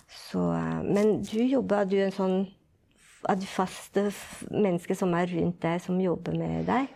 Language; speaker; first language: Norwegian; non-native, fluent; French